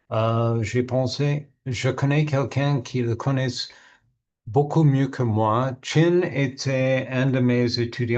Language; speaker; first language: French; non-native, learner; English